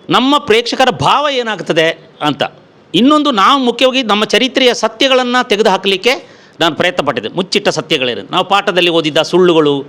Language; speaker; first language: Kannada; non-native, local second language; Kodava